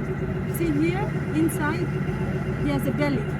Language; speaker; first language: English; non-native, learner; Hebrew